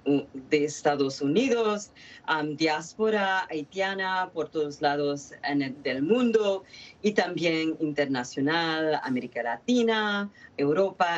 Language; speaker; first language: Spanish; non-native, fluent; Haitian Creole